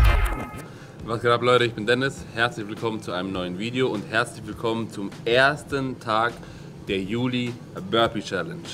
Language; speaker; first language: German; native; German